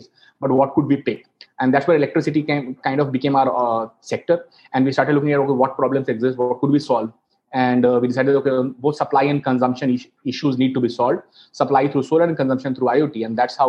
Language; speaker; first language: English; non-native, local second language; Hindi